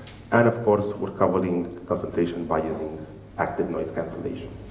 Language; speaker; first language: English; non-native, fluent; Romanian